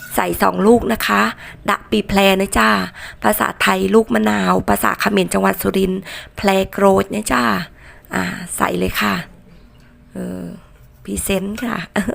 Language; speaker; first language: Thai; non-native, local second language; Northern Khmer